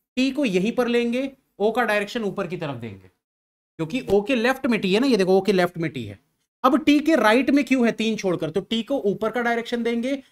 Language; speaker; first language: Hindi; native; Hindi